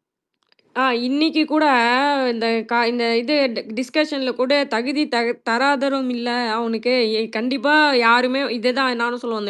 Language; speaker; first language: Tamil; native; Tamil